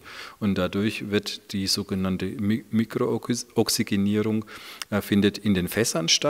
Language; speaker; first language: German; native; German